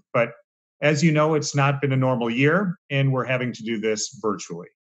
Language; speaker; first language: English; native; English